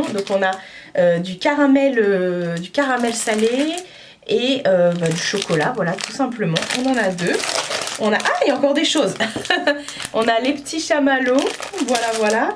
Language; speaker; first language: French; native; French